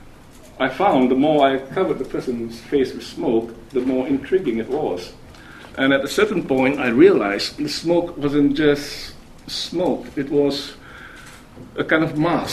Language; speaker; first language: English; non-native, local second language; Malay